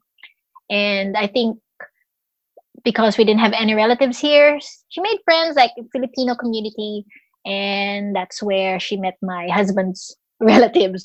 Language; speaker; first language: English; non-native, local second language; Filipino